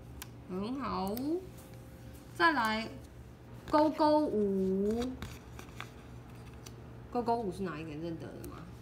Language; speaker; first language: Chinese; native; Chinese